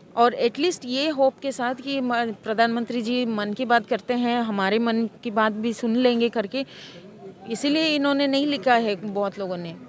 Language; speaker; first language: Hindi; non-native, local second language; Kannada